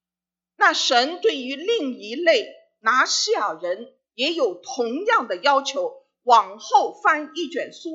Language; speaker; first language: Chinese; native; Chinese